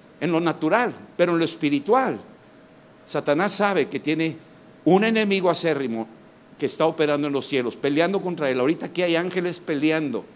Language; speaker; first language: Spanish; native; Spanish